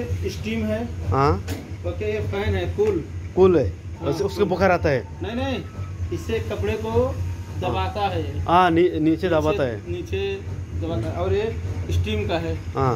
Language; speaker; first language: Hindi; non-native, fluent; Bangla